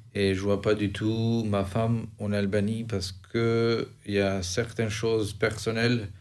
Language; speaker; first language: French; non-native, fluent; Albanian